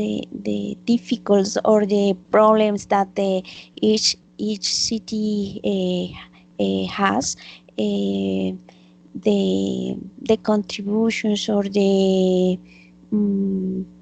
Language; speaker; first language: English; non-native, learner; Spanish